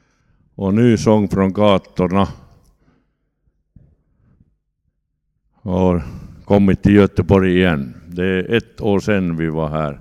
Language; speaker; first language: Swedish; non-native, fluent; Finnish